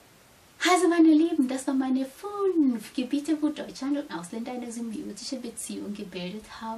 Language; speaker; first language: German; non-native, fluent; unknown